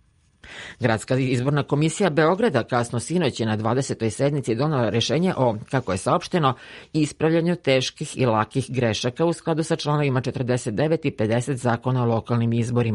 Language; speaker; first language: Serbian; native; Serbian